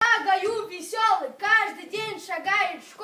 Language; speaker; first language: Russian; native; Russian